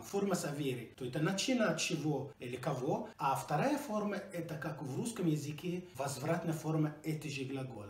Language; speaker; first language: Russian; non-native, fluent; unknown